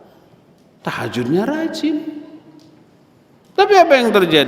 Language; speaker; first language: Indonesian; native; Indonesian